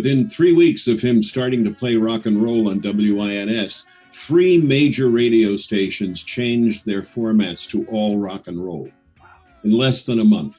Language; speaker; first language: English; native; English